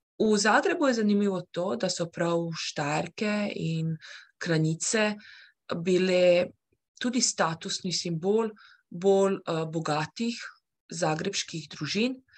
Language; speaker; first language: Slovenian; early bilingual, heritage; Slovenian